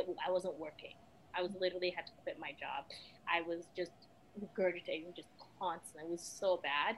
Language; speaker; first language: English; early bilingual, other home language; Krio